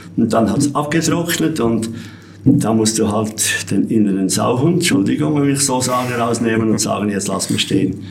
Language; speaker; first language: German; native; German